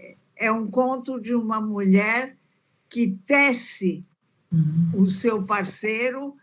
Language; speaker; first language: Portuguese; early bilingual, other home language; Italian